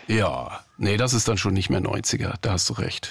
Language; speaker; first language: German; native; German